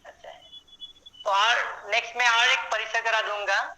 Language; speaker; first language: Hindi; non-native, local second language; Assamese